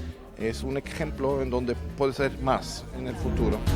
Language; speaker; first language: Spanish; non-native, fluent; Norwegian